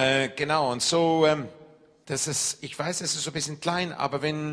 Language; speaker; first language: German; non-native, fluent; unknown